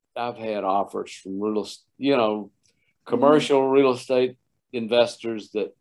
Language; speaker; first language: English; native; English